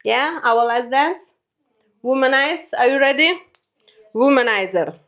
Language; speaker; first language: English; non-native, learner; Lithuanian